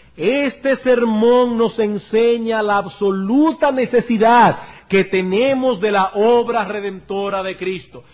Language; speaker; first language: Spanish; native; Spanish